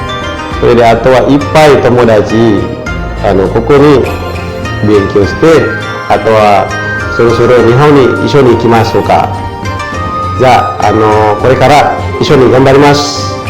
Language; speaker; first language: Japanese; non-native, learner; Indonesian